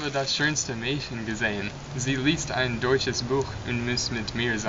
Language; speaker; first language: German; non-native, learner; English